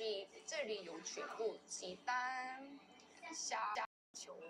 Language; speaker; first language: Chinese; non-native, learner; Korean